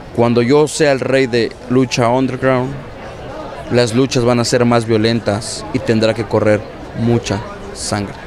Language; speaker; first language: Spanish; native; Spanish